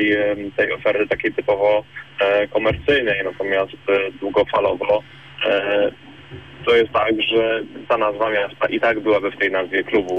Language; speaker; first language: Polish; native; Polish